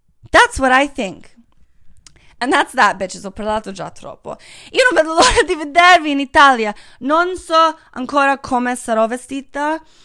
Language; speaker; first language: Italian; native; Italian